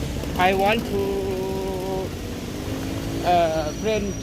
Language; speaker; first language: English; non-native, learner; Thai